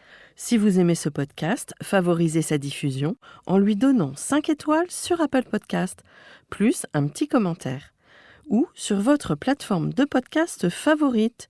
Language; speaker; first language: French; native; French